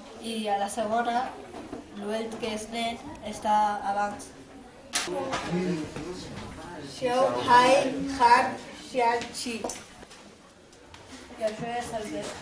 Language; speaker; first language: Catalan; early bilingual, other home language; Chinese